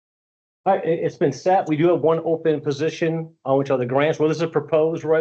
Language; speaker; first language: English; native; English